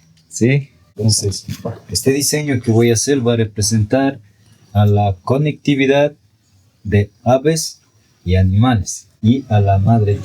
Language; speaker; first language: Spanish; non-native, local second language; Quechua